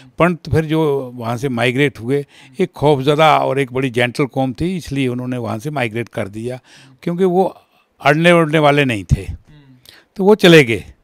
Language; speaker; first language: Hindi; non-native, local second language; Kashmiri